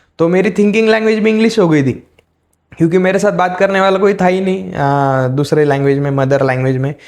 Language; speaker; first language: Hindi; non-native, local second language; Marathi